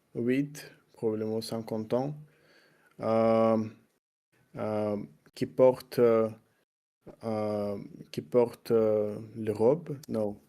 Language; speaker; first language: French; non-native, learner; Russian